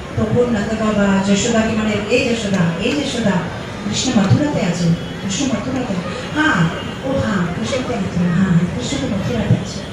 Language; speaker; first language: Bangla; non-native, fluent; Hindi